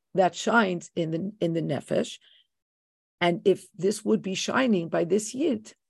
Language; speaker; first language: English; native; English